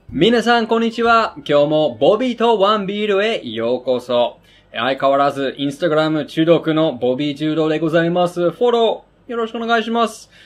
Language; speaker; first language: Japanese; non-native, fluent; English